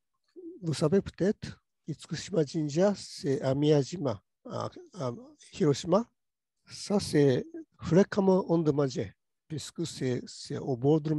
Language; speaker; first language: French; non-native, learner; Japanese